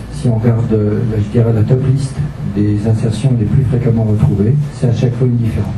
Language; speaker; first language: French; native; French